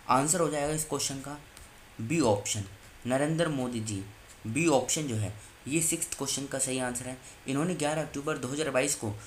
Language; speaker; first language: Hindi; native; Hindi